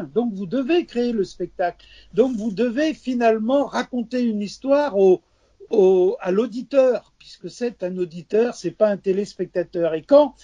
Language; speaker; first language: French; native; French